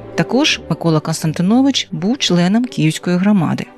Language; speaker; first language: Ukrainian; native; Ukrainian